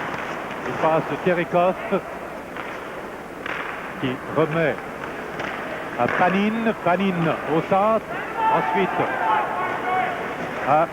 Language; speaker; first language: French; native; French